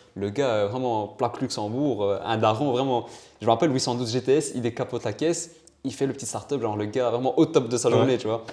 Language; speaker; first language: French; early bilingual, other home language; Italian